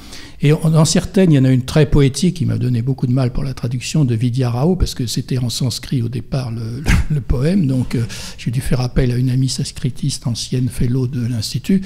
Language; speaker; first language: French; native; French